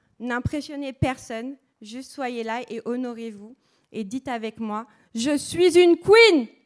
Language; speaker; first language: French; early bilingual, other home language; Portuguese